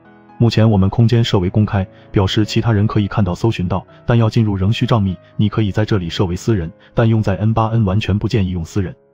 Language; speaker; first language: Chinese; native; Chinese